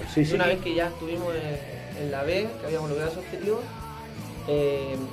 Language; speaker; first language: Spanish; native; Spanish